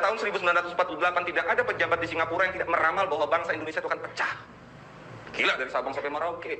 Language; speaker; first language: Indonesian; native; Indonesian